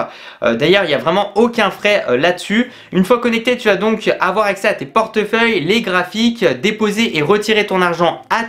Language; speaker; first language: French; native; French